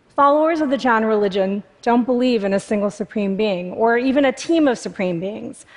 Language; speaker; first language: English; native; English